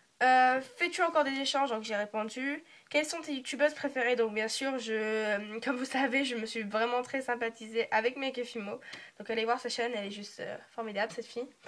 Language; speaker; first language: French; early bilingual, other home language; English